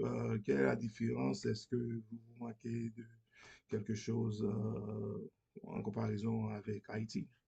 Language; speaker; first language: French; non-native, learner; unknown